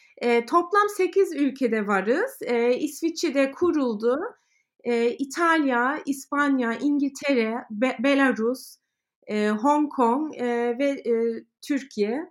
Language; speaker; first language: Turkish; early bilingual, heritage; Turkish